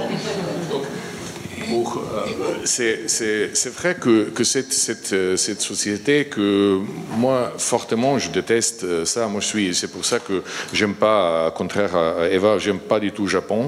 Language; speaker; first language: French; non-native, fluent; Slovenian